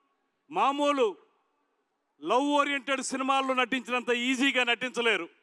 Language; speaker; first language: Telugu; native; Telugu